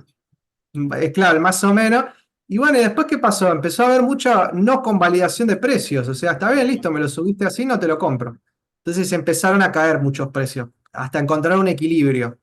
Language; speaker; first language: Spanish; native; Spanish